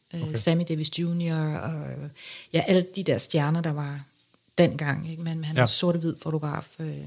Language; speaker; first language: Danish; early bilingual, other home language; English